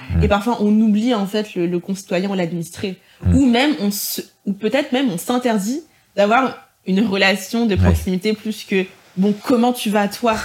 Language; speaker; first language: French; native; French